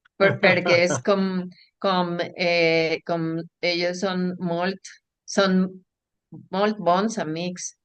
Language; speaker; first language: Catalan; non-native, learner; Spanish